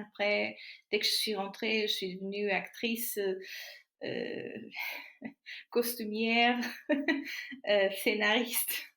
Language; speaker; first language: French; non-native, fluent; Portuguese